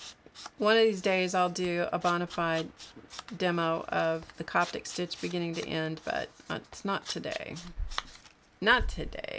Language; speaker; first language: English; native; English